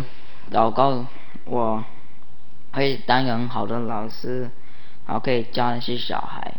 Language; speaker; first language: Chinese; early bilingual, heritage; Chinese